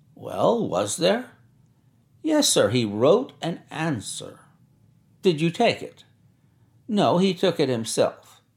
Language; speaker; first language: English; native; English